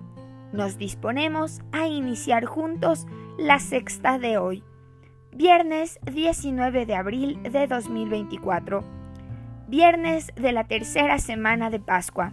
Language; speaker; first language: Spanish; native; Spanish